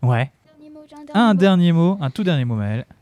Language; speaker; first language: French; native; French